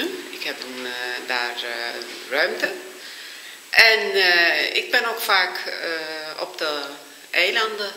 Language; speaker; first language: Dutch; non-native, fluent; Turkish